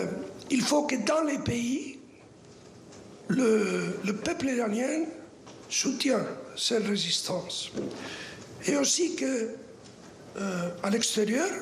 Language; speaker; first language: French; non-native, fluent; Spanish